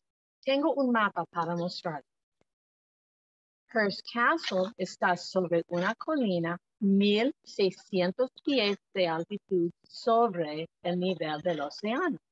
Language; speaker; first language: Spanish; non-native, fluent; English